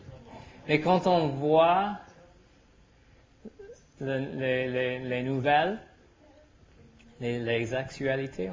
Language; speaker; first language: French; non-native, learner; English